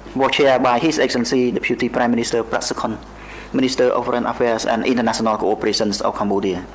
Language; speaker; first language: English; non-native, fluent; Khmer